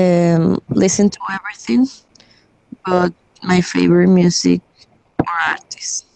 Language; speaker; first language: English; non-native, learner; Spanish